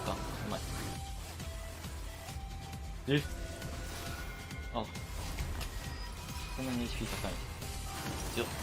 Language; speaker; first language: Japanese; native; Japanese